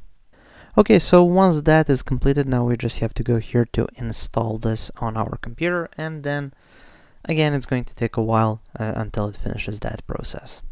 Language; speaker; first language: English; non-native, fluent; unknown